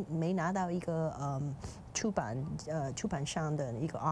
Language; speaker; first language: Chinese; non-native, fluent; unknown